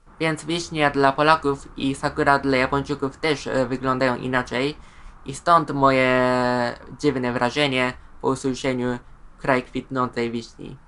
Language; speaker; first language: Polish; non-native, fluent; Japanese